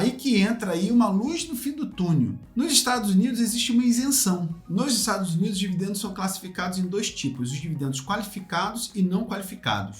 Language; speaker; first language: Portuguese; native; Portuguese